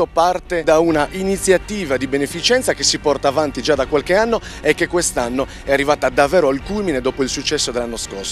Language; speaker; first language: Italian; native; Italian